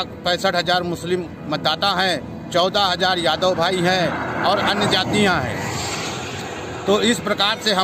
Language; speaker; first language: Hindi; native; Hindi